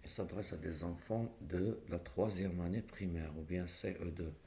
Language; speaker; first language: French; non-native, local second language; Arabic